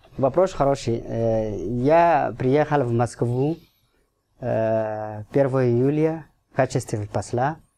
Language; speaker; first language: Russian; non-native, fluent; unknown